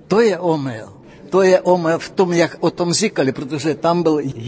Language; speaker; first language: Czech; non-native, fluent; Russian